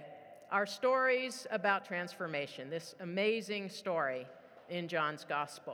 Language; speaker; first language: English; native; English